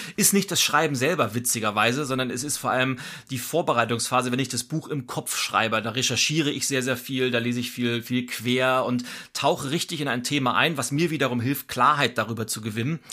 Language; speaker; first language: German; native; German